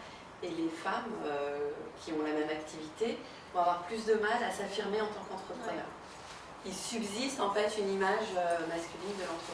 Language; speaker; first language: French; native; French